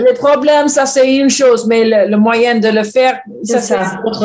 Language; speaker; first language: French; non-native, learner; English